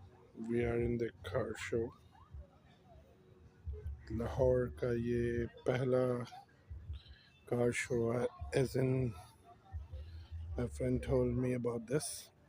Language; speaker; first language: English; non-native, local second language; Urdu